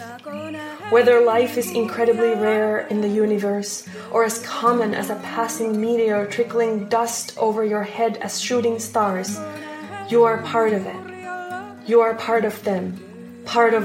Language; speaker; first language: English; non-native, fluent; Finnish